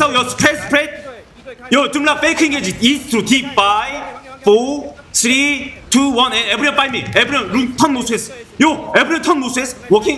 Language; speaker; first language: English; non-native, learner; Korean